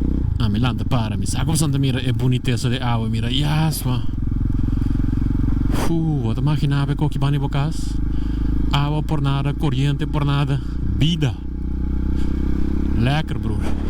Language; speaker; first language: Spanish; non-native, learner; Papiamento